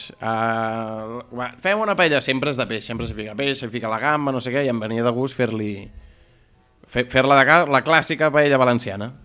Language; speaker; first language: Catalan; native; Catalan